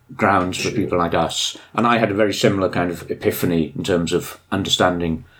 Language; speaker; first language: English; native; English